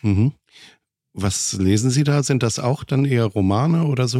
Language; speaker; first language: German; native; German